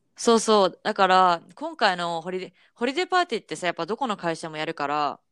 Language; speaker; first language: Japanese; native; Japanese